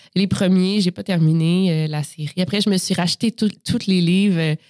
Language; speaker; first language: French; native; French